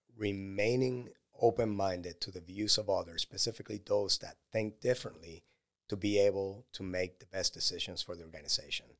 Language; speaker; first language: English; non-native, fluent; Spanish